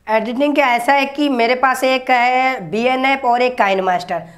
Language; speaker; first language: Hindi; native; Hindi